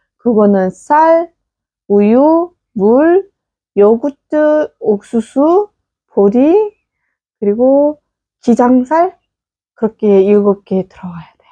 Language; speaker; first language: Korean; non-native, fluent; Kazakh